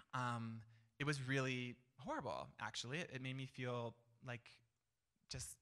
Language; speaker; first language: English; native; English